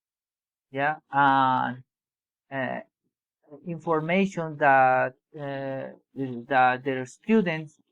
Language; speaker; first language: English; non-native, learner; Spanish